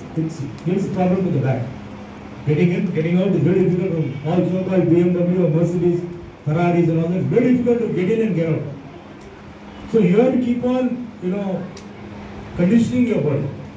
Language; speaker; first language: English; non-native, local second language; Telugu